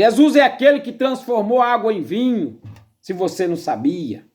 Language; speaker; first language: Portuguese; native; Portuguese